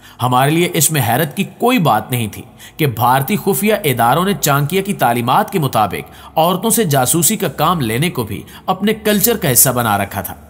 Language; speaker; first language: Urdu; native; Urdu